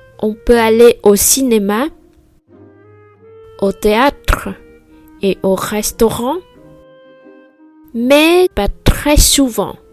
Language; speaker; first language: French; non-native, fluent; Vietnamese